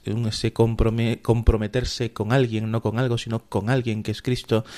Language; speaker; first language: Spanish; native; Spanish